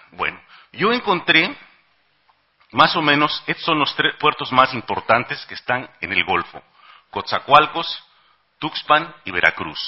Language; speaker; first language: Spanish; native; Spanish